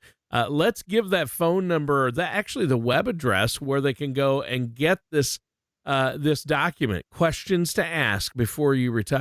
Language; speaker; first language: English; native; English